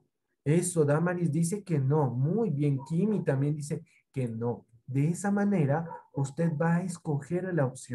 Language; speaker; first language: Spanish; native; Spanish